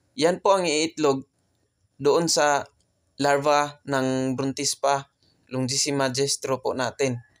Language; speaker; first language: Filipino; non-native, local second language; Cebuano